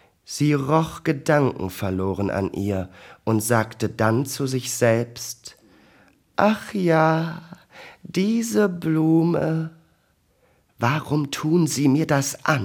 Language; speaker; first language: German; native; German